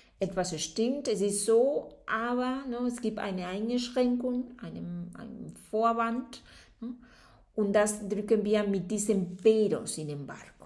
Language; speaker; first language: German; non-native, fluent; Spanish